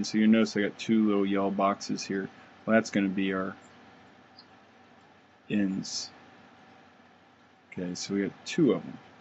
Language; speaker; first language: English; native; English